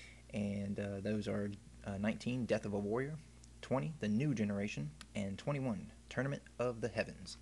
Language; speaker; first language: English; native; English